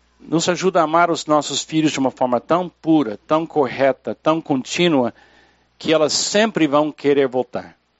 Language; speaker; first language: Portuguese; non-native, fluent; English